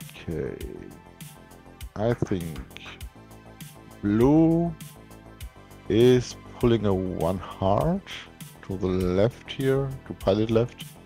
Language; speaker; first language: English; non-native, fluent; German